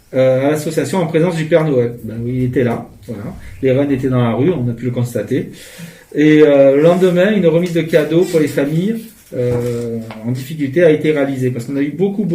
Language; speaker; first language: French; native; French